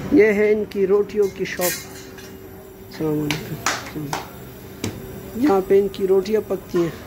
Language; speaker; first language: Urdu; non-native, local second language; Pashto